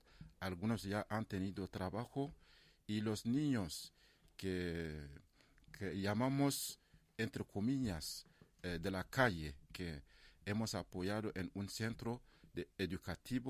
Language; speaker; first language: Spanish; non-native, fluent; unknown